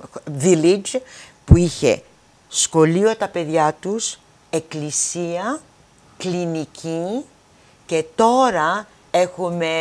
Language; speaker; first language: Greek; early bilingual, heritage; Greek